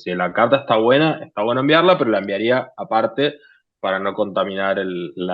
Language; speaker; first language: Spanish; native; Spanish